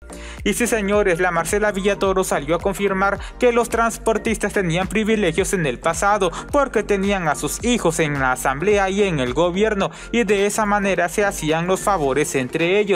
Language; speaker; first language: Spanish; native; Spanish